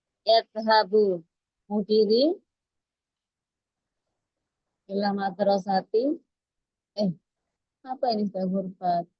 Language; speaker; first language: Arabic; non-native, learner; Indonesian